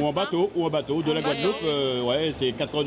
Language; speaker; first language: French; native; French